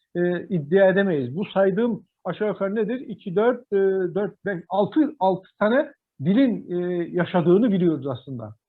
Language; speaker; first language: Turkish; non-native, local second language; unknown